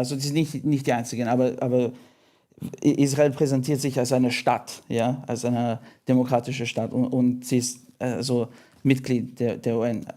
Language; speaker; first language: German; non-native, fluent; English